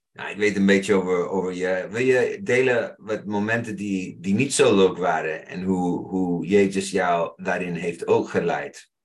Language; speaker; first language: Dutch; non-native, fluent; English